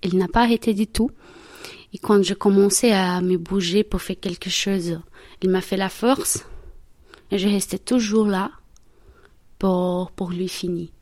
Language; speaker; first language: French; non-native, learner; Portuguese